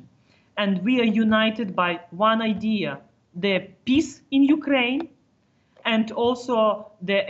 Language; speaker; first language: English; non-native, fluent; Ukrainian